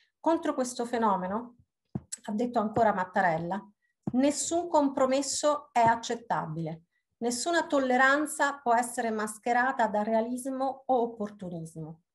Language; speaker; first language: Italian; native; Italian